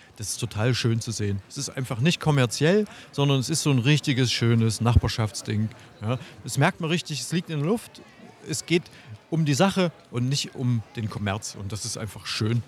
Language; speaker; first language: German; native; German